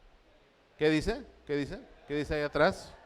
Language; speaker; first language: Spanish; native; Spanish